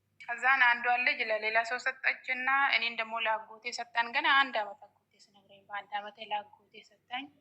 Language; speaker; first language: Amharic; non-native, local second language; Oromo